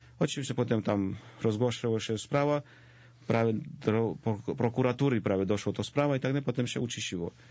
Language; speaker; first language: Polish; non-native, fluent; Georgian